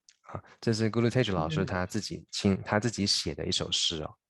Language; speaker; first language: Chinese; native; Chinese